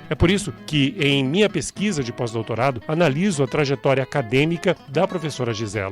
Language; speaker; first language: Portuguese; native; Portuguese